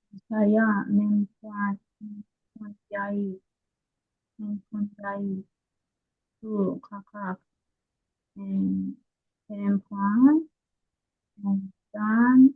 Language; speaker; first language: Indonesian; non-native, learner; Persian